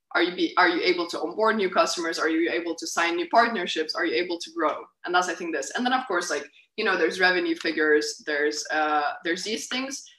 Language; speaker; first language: English; non-native, fluent; Lithuanian